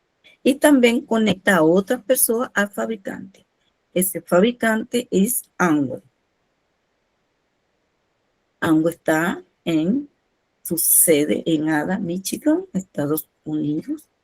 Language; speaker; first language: Portuguese; non-native, fluent; Spanish